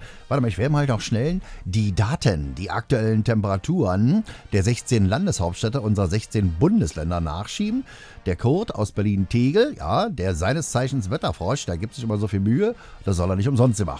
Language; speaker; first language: German; native; German